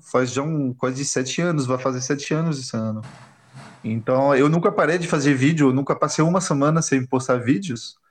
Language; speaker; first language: Portuguese; non-native, fluent; French